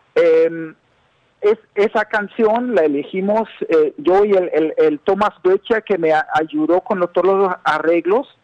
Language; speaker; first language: Spanish; non-native, fluent; German